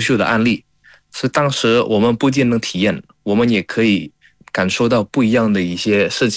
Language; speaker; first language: Chinese; non-native, fluent; Indonesian